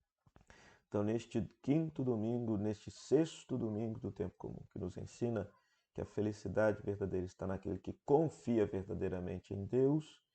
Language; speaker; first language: Portuguese; native; Portuguese